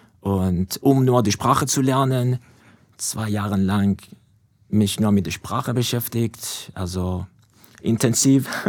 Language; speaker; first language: German; non-native, fluent; Persian